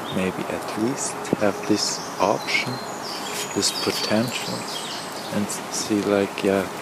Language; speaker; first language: English; non-native, fluent; German